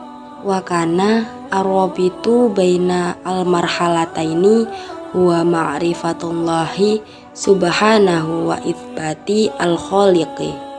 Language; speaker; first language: Arabic; non-native, learner; Indonesian